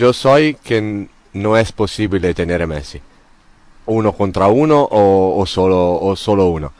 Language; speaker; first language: Spanish; non-native, learner; Italian